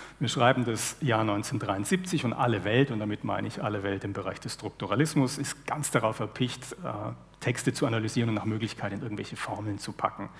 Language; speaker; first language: German; native; German